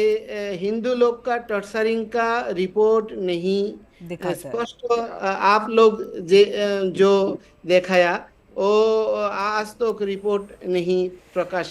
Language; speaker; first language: Hindi; non-native, learner; Bangla